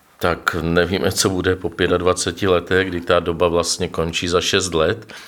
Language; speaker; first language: Czech; native; Czech